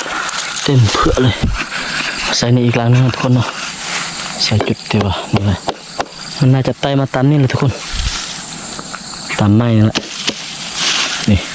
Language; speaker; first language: Thai; non-native, local second language; Lao